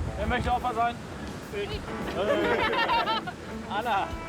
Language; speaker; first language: German; native; German